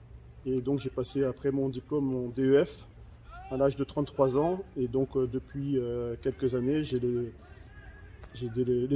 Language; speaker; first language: French; native; French